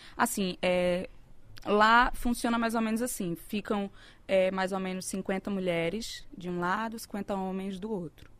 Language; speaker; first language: Portuguese; native; Portuguese